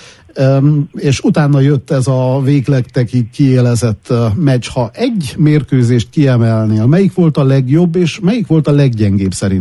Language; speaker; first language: Hungarian; native; Hungarian